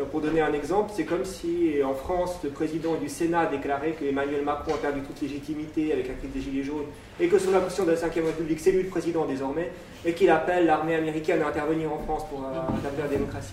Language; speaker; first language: French; native; French